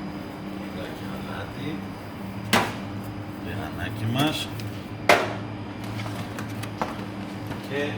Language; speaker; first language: Greek; non-native, learner; Persian